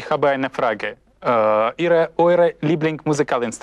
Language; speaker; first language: German; non-native, learner; Russian